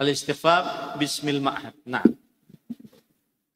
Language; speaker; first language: Arabic; non-native, fluent; Indonesian